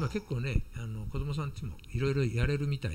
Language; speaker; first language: Japanese; native; Japanese